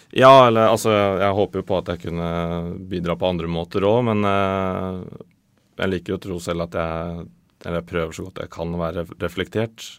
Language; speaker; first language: Norwegian; early bilingual, other home language; Swedish